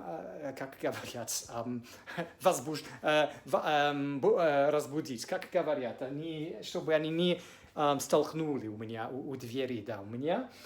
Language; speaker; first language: Russian; non-native, fluent; English